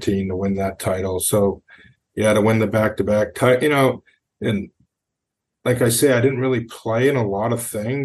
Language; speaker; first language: English; native; English